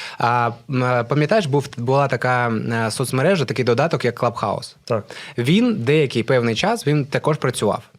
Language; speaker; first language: Ukrainian; non-native, local second language; Russian